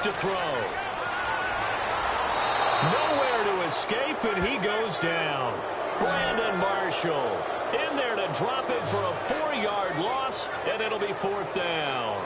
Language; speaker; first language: English; native; English